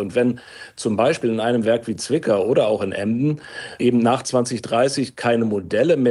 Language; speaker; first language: German; native; German